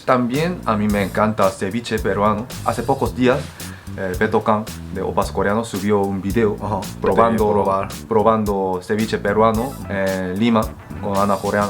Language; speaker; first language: Spanish; non-native, fluent; Korean